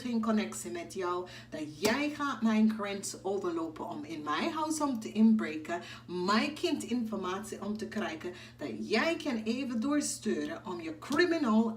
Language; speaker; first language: Dutch; non-native, fluent; English